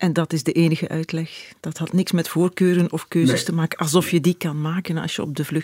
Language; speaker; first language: Dutch; native; Dutch